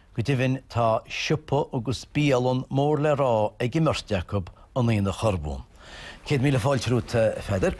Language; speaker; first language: Irish; native; Irish